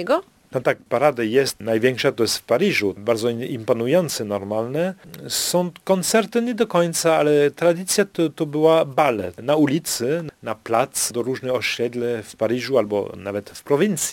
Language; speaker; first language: Polish; non-native, fluent; French